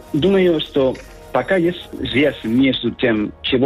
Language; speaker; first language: Russian; non-native, fluent; Spanish